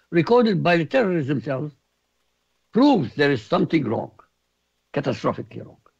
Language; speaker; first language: English; non-native, fluent; Arabic